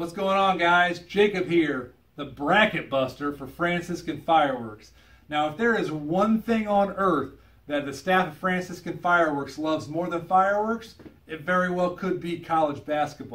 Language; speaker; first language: English; native; English